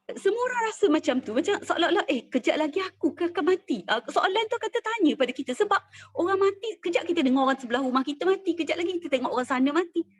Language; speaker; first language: Malay; native; Malay